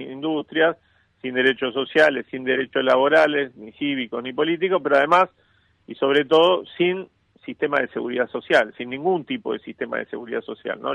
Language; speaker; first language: Spanish; native; Spanish